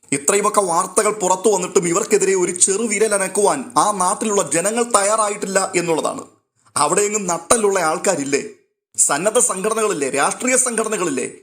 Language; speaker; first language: Malayalam; native; Malayalam